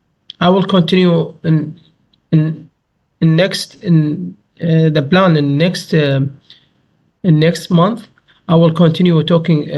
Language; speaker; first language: English; non-native, learner; Arabic